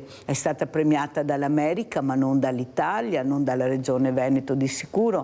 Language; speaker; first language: Italian; native; Italian